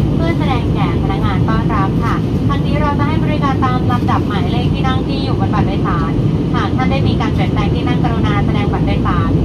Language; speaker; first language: Thai; native; Thai